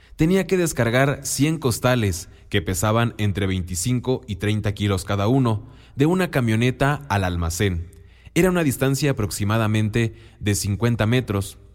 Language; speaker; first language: Spanish; non-native, local second language; Mixtepec Mixtec